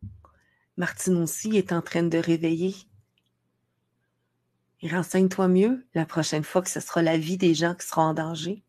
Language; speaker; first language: French; native; French